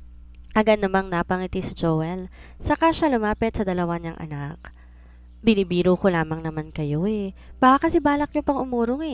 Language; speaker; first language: Filipino; native; Filipino